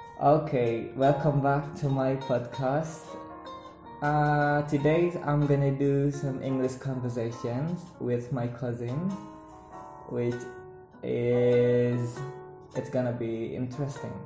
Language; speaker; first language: English; non-native, learner; Indonesian